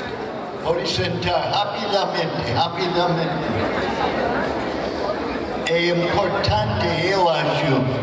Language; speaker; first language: Portuguese; non-native, fluent; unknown